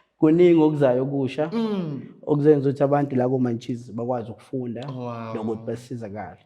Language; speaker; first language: Zulu; native; Zulu